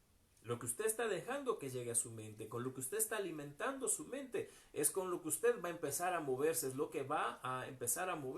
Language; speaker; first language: Spanish; native; Spanish